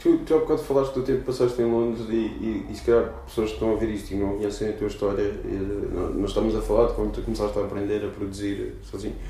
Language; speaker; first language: Portuguese; native; Portuguese